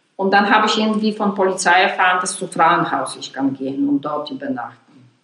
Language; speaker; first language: German; non-native, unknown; Polish